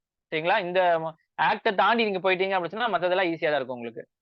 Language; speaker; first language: Tamil; native; Tamil